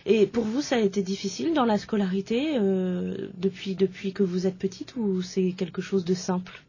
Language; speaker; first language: French; native; French